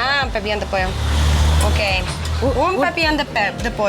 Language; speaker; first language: Spanish; non-native, learner; English